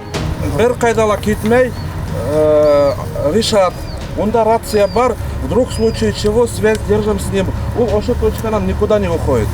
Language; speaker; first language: Russian; native; Russian